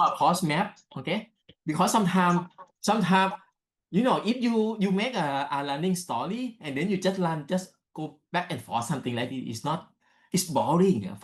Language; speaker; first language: English; non-native, learner; Thai